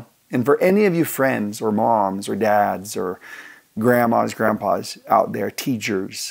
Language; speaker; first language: English; native; English